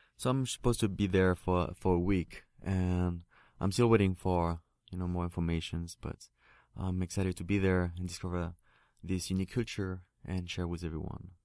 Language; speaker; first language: English; non-native, fluent; French